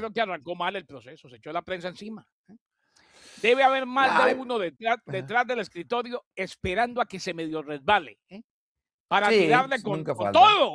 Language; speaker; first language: Spanish; native; Spanish